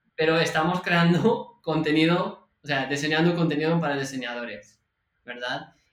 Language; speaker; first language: Spanish; non-native, fluent; English